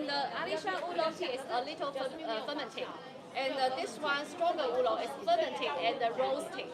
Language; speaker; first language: English; non-native, learner; Chinese